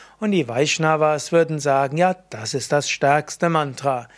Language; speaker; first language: German; native; German